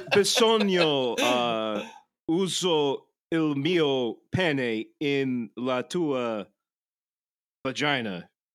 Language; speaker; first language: Italian; non-native, learner; English